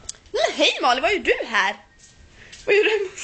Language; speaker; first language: Swedish; native; Swedish